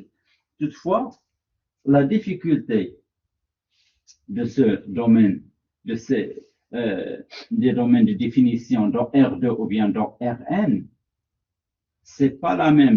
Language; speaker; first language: French; non-native, local second language; Arabic